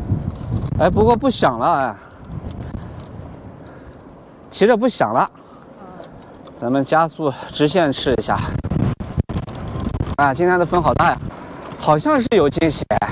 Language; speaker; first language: Chinese; native; Chinese